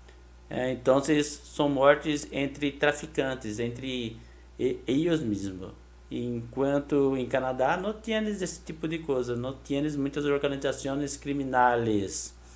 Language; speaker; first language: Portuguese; non-native, learner; Spanish